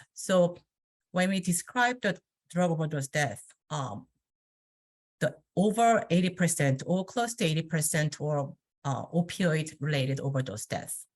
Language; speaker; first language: English; non-native, fluent; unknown